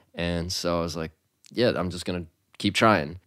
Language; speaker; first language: English; native; English